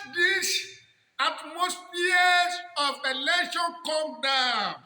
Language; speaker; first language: English; non-native, local second language; Yoruba